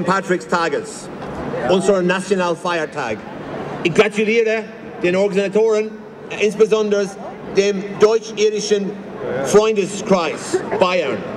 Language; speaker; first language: German; non-native, fluent; English